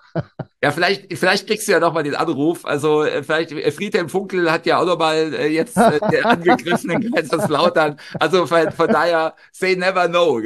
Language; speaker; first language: German; native; German